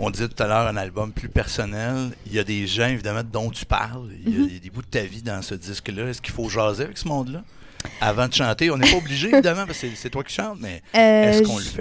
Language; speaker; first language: French; native; French